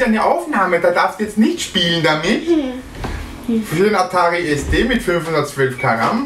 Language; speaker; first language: German; native; German